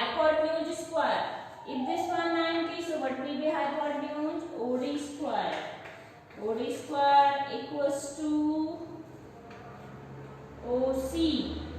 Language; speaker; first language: English; non-native, local second language; Hindi